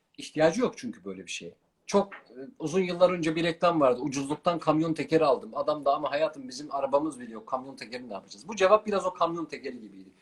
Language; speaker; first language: Turkish; non-native, local second language; Kurdish